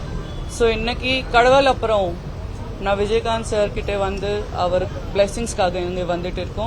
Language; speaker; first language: Tamil; non-native, fluent; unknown